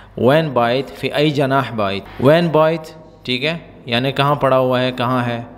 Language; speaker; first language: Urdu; non-native, local second language; Pashto